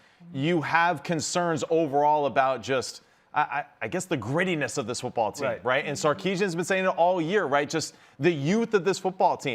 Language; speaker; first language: English; native; English